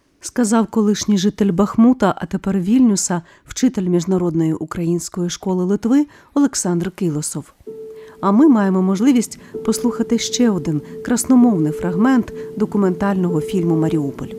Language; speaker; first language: Ukrainian; native; Ukrainian